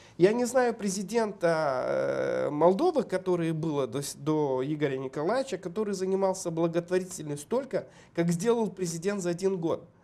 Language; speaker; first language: Russian; non-native, local second language; Romanian